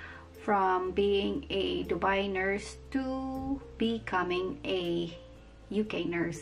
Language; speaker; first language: English; non-native, local second language; Filipino